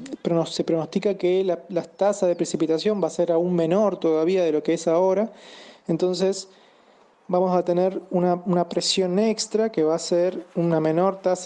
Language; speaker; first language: Spanish; native; Spanish